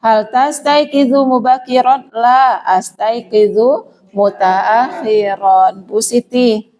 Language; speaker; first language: Arabic; non-native, fluent; Indonesian